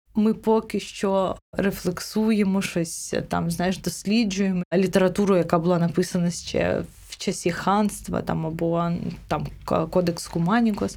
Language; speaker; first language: Ukrainian; non-native, local second language; Crimean Tatar